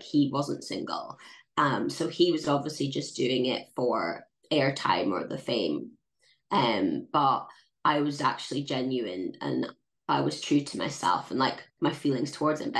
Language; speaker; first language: English; native; English